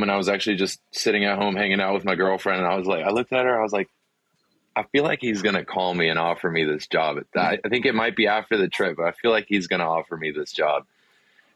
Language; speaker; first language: English; early bilingual, other home language; Afrikaans